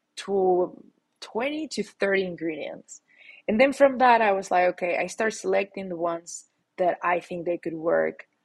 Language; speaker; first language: English; non-native, fluent; Spanish